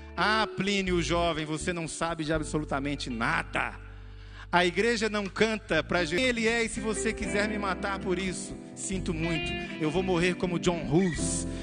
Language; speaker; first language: Portuguese; native; Portuguese